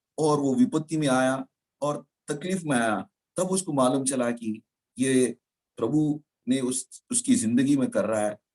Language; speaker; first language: Hindi; non-native, local second language; Telugu